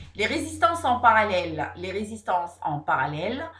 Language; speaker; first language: French; non-native, local second language; Arabic